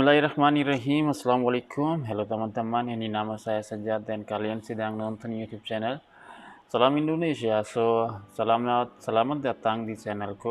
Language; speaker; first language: Indonesian; non-native, learner; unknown